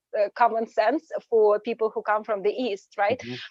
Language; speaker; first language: English; non-native, fluent; Ukrainian